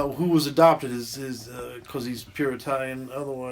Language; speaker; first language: English; native; English